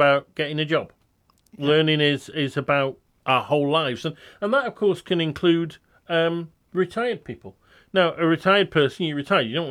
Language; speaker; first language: English; native; English